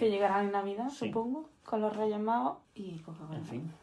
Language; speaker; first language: Spanish; native; Spanish